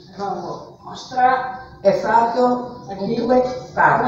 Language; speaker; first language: Italian; non-native, learner; Portuguese